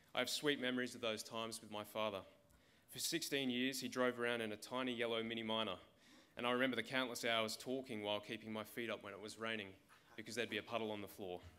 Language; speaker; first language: English; native; English